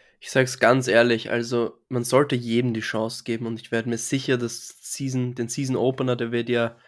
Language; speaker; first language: German; native; German